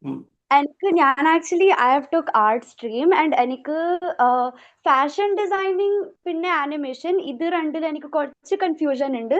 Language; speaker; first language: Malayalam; early bilingual, heritage; Malayalam